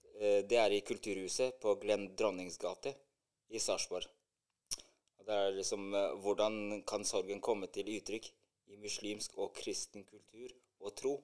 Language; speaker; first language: Norwegian; early bilingual, other home language; Albanian